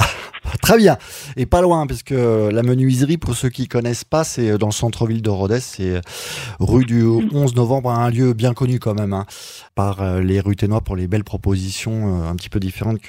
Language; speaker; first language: French; native; French